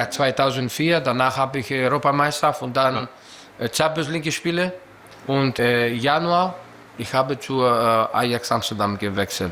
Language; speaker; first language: German; non-native, local second language; Greek